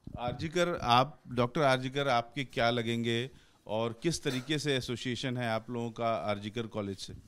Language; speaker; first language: Hindi; native; Hindi